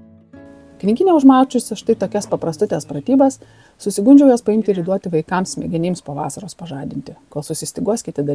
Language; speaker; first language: Lithuanian; native; Lithuanian